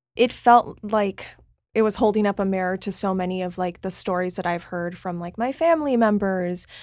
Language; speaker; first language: English; native; English